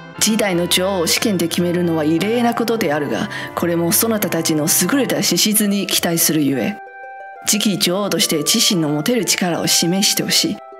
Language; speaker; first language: Japanese; non-native, fluent; Chinese